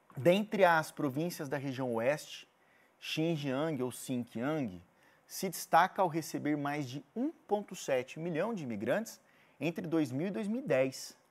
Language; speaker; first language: Portuguese; native; Portuguese